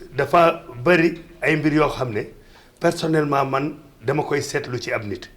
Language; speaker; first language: Wolof; non-native, local second language; Serer